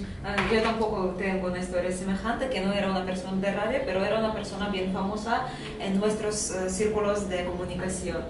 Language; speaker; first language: Spanish; non-native, fluent; Russian